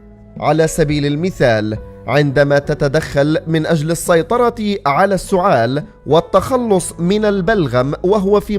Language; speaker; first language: Arabic; native; Arabic